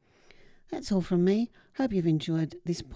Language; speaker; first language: English; native; English